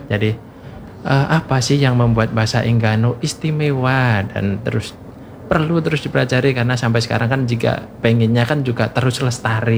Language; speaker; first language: Indonesian; non-native, local second language; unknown